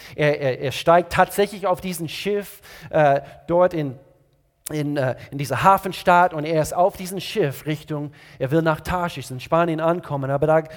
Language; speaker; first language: German; non-native, fluent; English